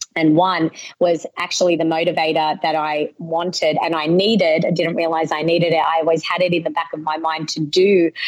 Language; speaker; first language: English; native; English